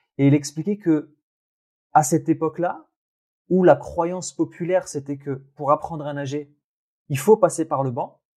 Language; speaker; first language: French; early bilingual, other home language; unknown